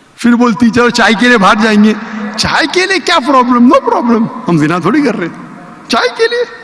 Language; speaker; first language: Urdu; non-native, local second language; Konkani